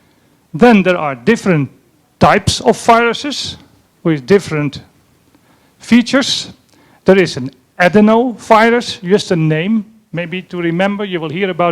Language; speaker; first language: English; non-native, fluent; Dutch